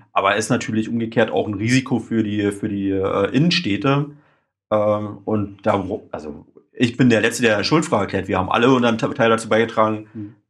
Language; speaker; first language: German; native; German